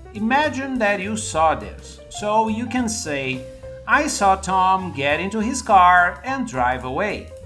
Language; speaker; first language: English; non-native, fluent; Portuguese